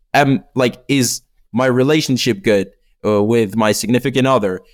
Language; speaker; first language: English; non-native, fluent; Czech